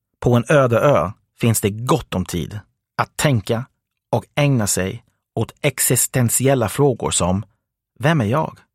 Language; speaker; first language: Swedish; non-native, fluent; English